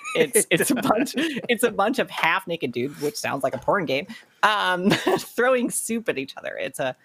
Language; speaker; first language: English; native; English